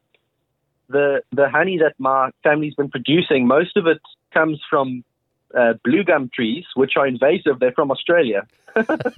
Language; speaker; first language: English; native; English